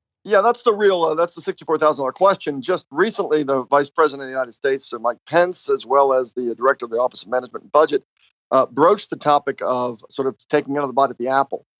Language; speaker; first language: English; native; English